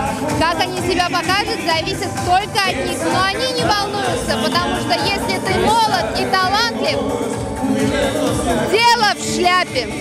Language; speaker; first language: Russian; native; Russian